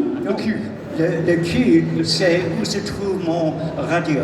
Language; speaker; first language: French; non-native, learner; English